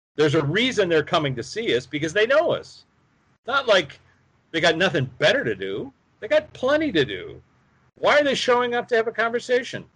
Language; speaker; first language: English; native; English